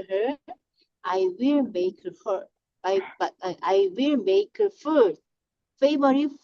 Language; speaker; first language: English; non-native, learner; Korean